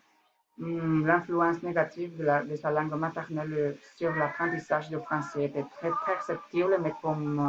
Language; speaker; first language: French; non-native, learner; Spanish